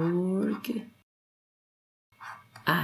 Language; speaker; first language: Persian; native; Persian